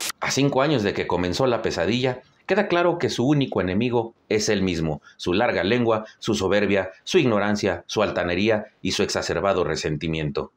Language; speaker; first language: Spanish; native; Spanish